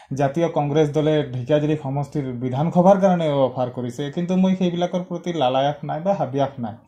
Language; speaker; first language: Assamese; non-native, local second language; Sadri